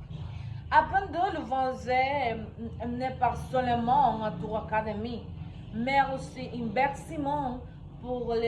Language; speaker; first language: French; non-native, learner; Spanish